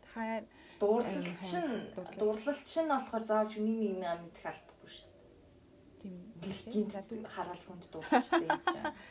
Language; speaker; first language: Mongolian; early bilingual, heritage; Mongolian